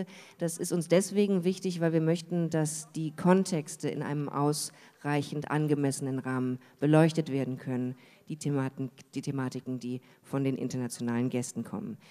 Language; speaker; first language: German; native; German